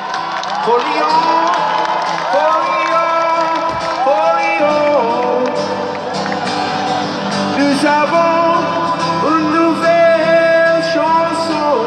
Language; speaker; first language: French; non-native, learner; English